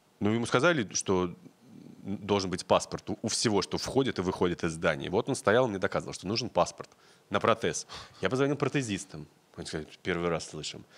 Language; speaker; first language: Russian; native; Russian